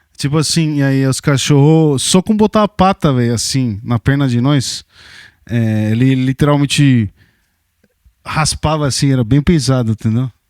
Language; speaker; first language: Portuguese; non-native, fluent; English